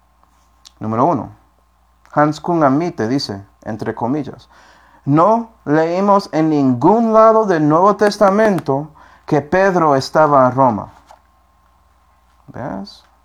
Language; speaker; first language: Spanish; non-native, fluent; English